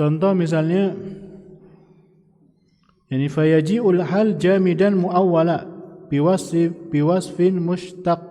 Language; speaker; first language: Arabic; non-native, fluent; Indonesian